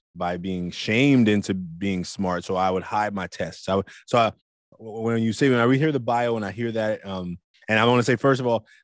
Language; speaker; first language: English; native; English